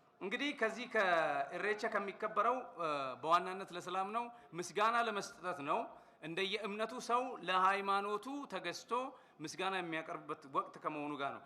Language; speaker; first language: Amharic; non-native, local second language; Oromo